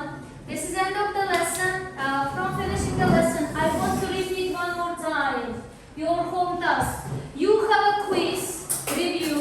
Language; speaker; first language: English; non-native, fluent; Uzbek